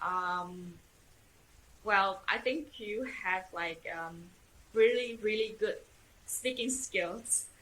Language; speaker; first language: English; non-native, fluent; Vietnamese